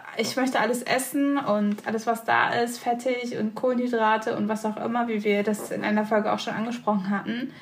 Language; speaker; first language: German; early bilingual, other home language; Turkish